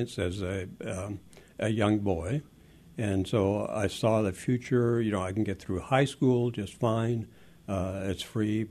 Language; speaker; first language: English; early bilingual, other home language; Western Frisian